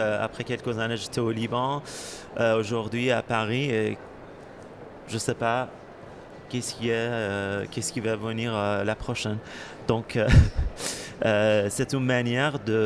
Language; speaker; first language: French; non-native, fluent; Persian